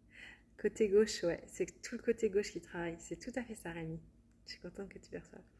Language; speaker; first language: French; native; French